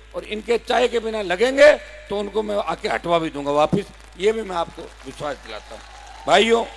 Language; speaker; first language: Hindi; native; Hindi